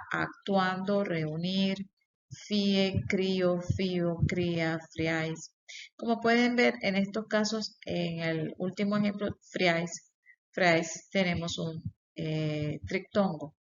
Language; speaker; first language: Spanish; native; Spanish